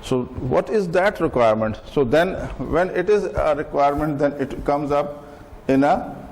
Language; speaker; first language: English; non-native, local second language; Urdu